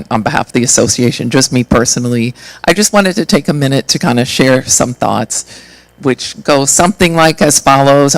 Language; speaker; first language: English; native; English